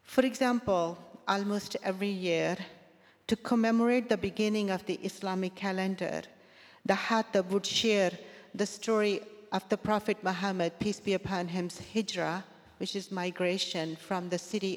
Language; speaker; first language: English; non-native, local second language; Punjabi